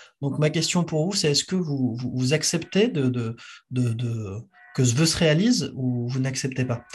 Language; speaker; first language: French; native; French